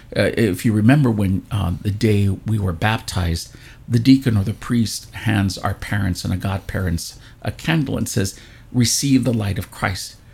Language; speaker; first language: English; native; English